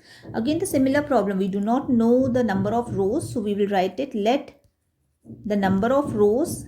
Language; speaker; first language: English; non-native, local second language; Hindi